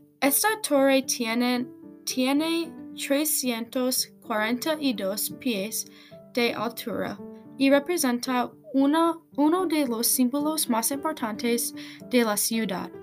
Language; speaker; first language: Spanish; non-native, learner; English